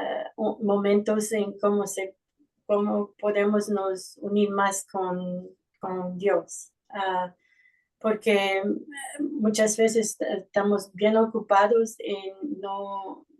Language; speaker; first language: Spanish; non-native, fluent; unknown